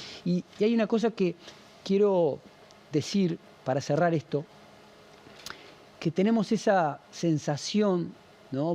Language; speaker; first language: Spanish; native; Spanish